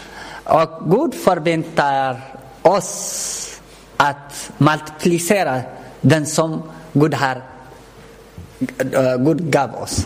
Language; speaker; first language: Swedish; non-native, learner; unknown